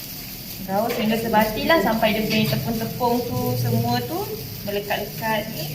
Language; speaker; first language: Malay; native; Malay